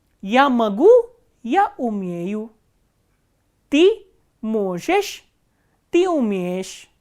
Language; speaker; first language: Russian; non-native, fluent; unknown